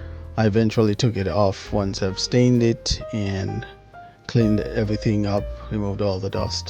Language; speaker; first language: English; native; English